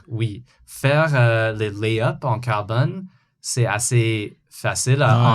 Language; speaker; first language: French; non-native, fluent; English